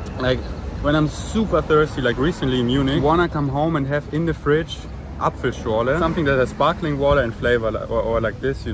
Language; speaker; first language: English; non-native, fluent; German